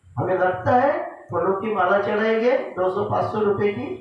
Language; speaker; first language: Hindi; non-native, local second language; Marathi